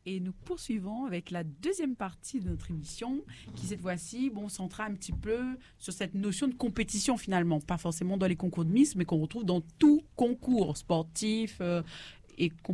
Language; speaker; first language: French; native; French